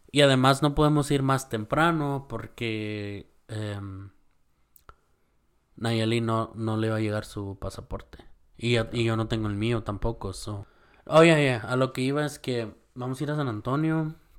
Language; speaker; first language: Spanish; early bilingual, heritage; Spanish